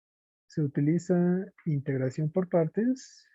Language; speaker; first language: Spanish; native; Spanish